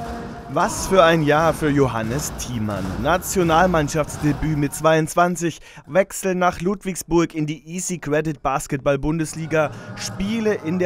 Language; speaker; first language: German; native; German